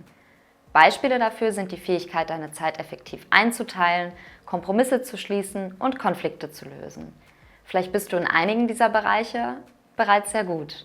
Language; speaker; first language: German; native; German